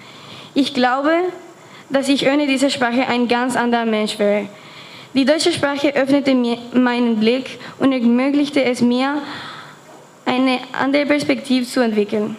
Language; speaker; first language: German; non-native, fluent; Spanish